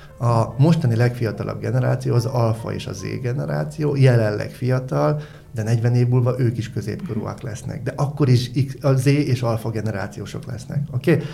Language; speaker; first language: Hungarian; native; Hungarian